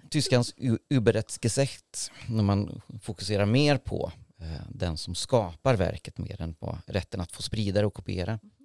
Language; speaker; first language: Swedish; native; Swedish